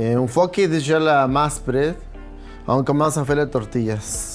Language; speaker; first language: French; non-native, learner; Spanish